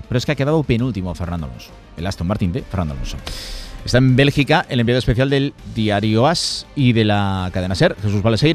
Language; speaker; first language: Spanish; native; Spanish